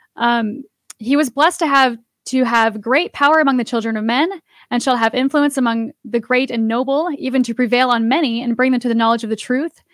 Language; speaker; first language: English; native; English